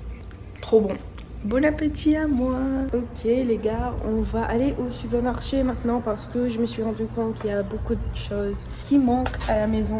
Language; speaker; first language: French; non-native, fluent; English